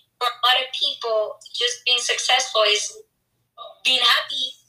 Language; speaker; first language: English; non-native, fluent; Spanish